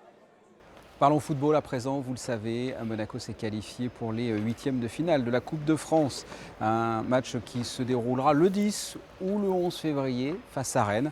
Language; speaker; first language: French; native; French